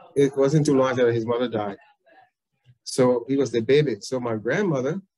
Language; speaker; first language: English; native; English